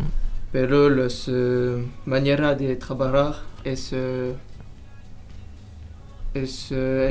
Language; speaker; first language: Spanish; non-native, learner; French